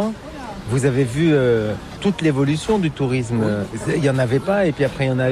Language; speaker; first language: French; native; French